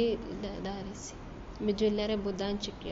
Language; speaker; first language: Turkish; non-native, learner; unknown